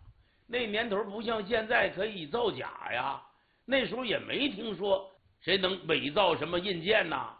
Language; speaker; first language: Chinese; native; Chinese